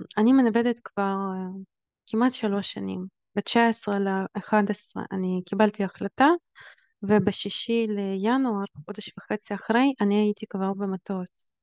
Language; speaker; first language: Hebrew; early bilingual, other home language; Russian